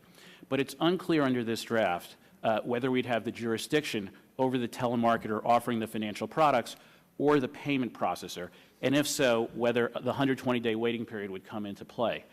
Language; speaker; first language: English; native; English